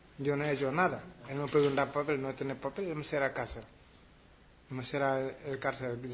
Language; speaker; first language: Spanish; non-native, learner; Wolof